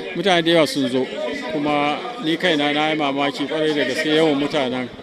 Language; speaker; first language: Hausa; native; Hausa